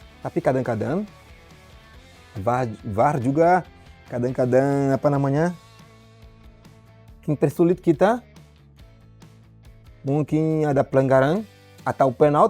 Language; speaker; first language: Indonesian; non-native, fluent; Portuguese